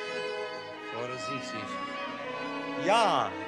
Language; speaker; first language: German; non-native, fluent; English